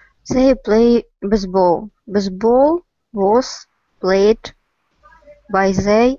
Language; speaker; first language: English; non-native, learner; Russian